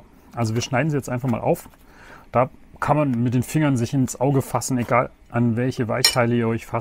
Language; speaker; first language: German; native; German